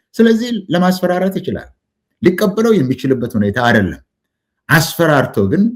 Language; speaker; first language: Amharic; non-native, local second language; Oromo